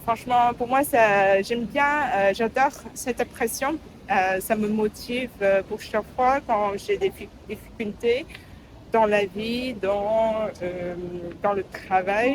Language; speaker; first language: French; non-native, learner; Vietnamese